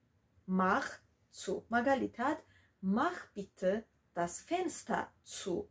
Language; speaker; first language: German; non-native, fluent; Georgian